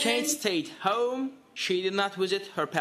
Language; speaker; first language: English; non-native, fluent; Turkish